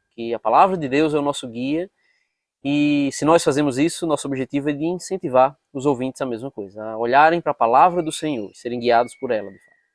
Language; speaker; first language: Portuguese; native; Portuguese